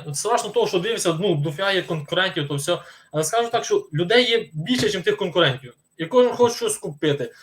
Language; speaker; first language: Ukrainian; native; Ukrainian